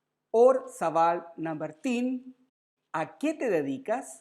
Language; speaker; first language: Spanish; non-native, learner; Urdu